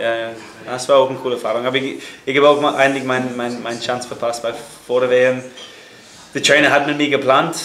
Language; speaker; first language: German; non-native, fluent; English